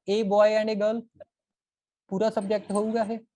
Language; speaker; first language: Hindi; non-native, local second language; Punjabi